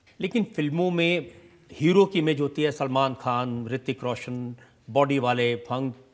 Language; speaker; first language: Hindi; native; Hindi